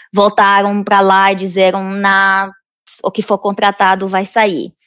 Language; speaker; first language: Portuguese; non-native, fluent; Romanian